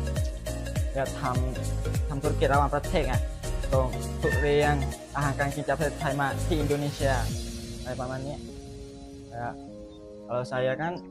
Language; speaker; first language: Thai; non-native, local second language; Malay